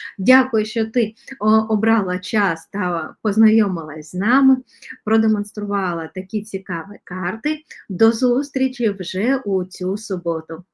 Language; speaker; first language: Ukrainian; non-native, local second language; Russian